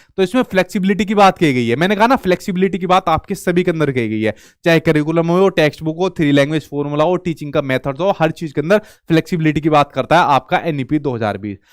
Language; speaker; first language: Hindi; native; Hindi